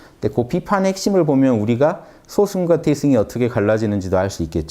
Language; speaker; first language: Korean; native; Korean